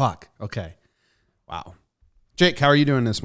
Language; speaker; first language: English; native; English